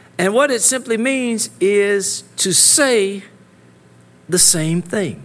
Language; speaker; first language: English; native; English